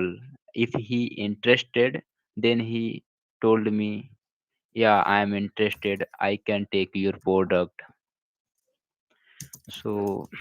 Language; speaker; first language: English; non-native, local second language; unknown